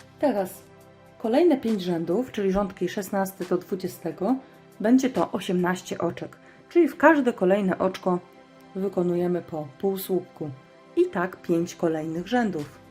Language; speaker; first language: Polish; native; Polish